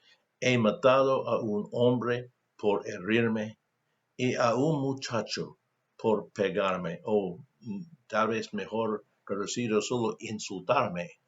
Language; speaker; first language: Spanish; non-native, fluent; English